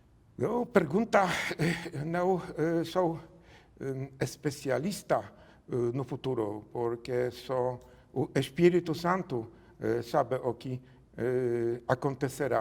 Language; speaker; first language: Portuguese; non-native, learner; Polish